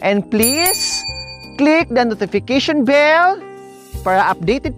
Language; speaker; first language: Filipino; native; Filipino